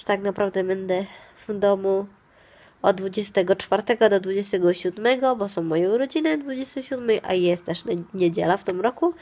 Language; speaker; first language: Polish; non-native, fluent; Italian